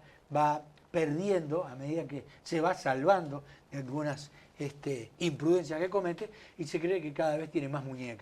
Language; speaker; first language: Spanish; native; Spanish